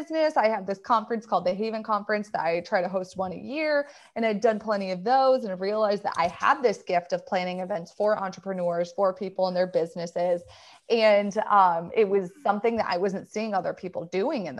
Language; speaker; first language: English; native; English